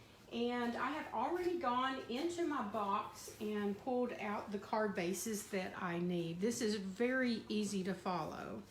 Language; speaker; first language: English; native; English